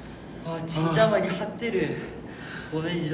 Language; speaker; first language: Korean; non-native, fluent; Japanese